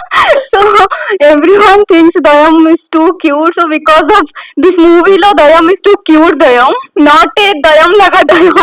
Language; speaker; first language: Telugu; non-native, learner; Odia